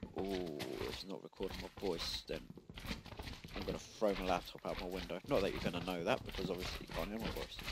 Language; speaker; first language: English; native; English